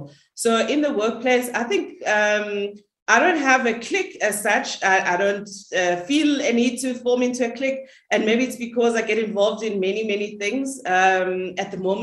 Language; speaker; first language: English; non-native, local second language; Zulu